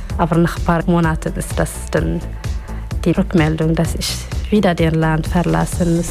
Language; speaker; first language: German; non-native, learner; Tigrinya